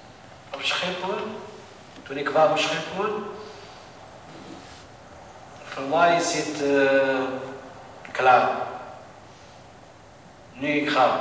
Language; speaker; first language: Dutch; non-native, learner; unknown